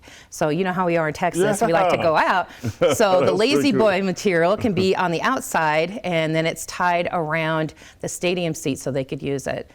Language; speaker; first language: English; native; English